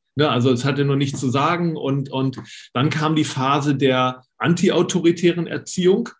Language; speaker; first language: German; native; German